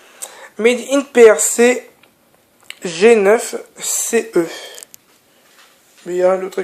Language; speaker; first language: French; native; French